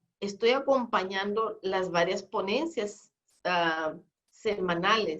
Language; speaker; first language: Spanish; non-native, fluent; Portuguese